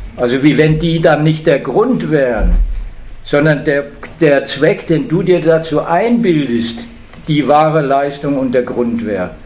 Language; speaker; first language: German; native; German